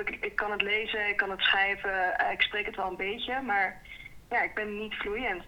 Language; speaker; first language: Dutch; early bilingual, heritage; Dutch